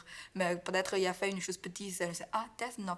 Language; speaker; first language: French; non-native, learner; Chinese